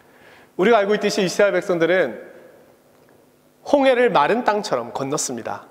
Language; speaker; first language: Korean; native; Korean